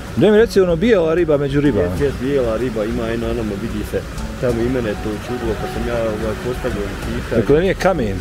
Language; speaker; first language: Bosnian; native; Bosnian